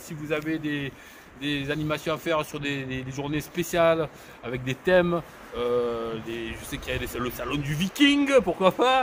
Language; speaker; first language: French; native; French